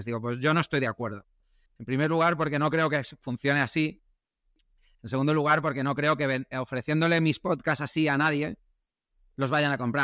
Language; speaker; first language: Spanish; native; Spanish